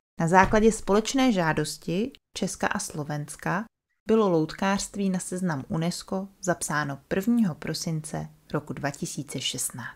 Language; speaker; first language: Czech; native; Czech